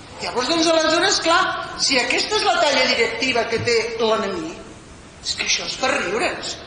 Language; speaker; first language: Catalan; non-native, local second language; Spanish